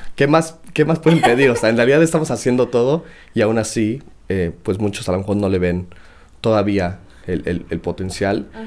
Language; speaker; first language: Spanish; native; Spanish